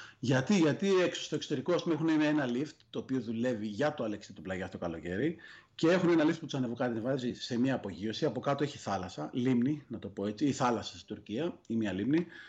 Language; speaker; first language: Greek; native; Greek